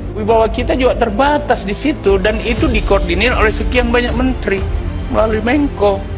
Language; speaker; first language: Indonesian; native; Indonesian